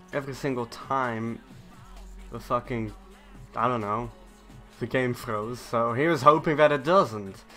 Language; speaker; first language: English; native; English